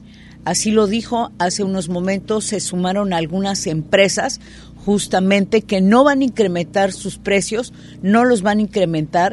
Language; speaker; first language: Spanish; native; Spanish